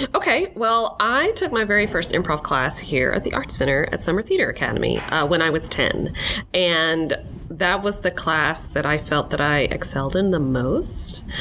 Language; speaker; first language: English; native; English